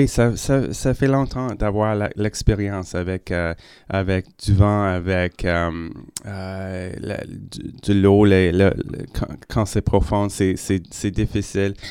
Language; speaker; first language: French; non-native, local second language; English